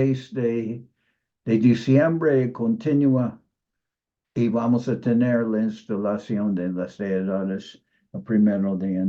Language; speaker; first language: Spanish; non-native, fluent; English